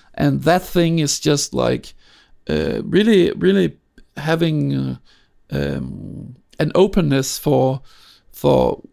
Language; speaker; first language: English; non-native, fluent; Danish